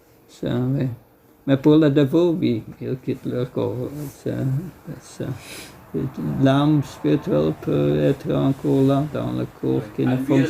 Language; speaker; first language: French; non-native, fluent; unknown